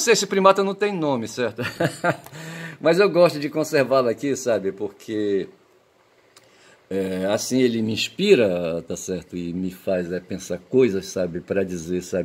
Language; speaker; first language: Portuguese; native; Portuguese